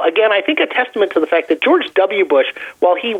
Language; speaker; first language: English; native; English